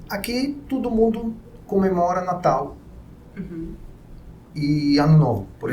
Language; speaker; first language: Portuguese; non-native, fluent; Hebrew